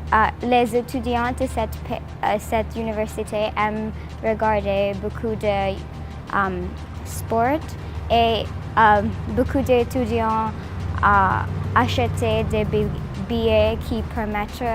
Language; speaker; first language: French; non-native, learner; English